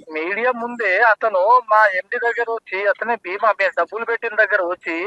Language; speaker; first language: Telugu; non-native, local second language; Lambadi